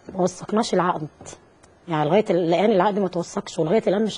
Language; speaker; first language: Arabic; native; Arabic